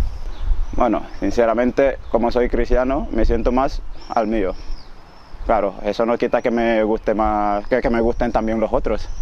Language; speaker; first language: Spanish; early bilingual, other home language; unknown